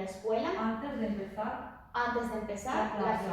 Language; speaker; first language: Spanish; non-native, learner; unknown